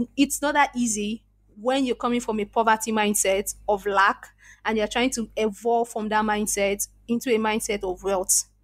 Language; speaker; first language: English; non-native, local second language; Igbo